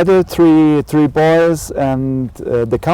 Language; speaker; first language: English; non-native, learner; German